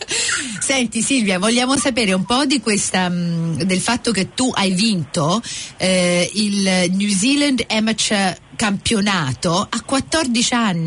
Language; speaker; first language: Italian; early bilingual, heritage; Italian